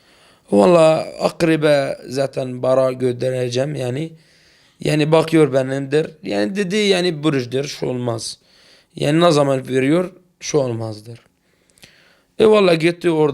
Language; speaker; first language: Turkish; non-native, learner; Arabic